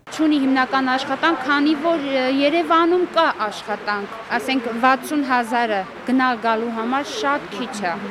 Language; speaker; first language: Armenian; native; Armenian